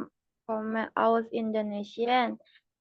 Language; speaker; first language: German; non-native, learner; Indonesian